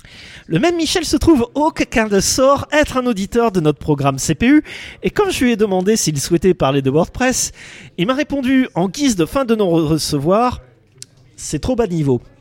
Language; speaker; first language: French; native; French